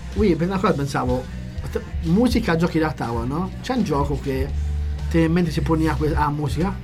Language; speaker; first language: Italian; native; Italian